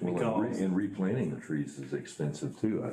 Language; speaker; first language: English; native; English